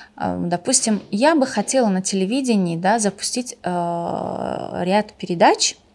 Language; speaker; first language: Russian; non-native, local second language; Tajik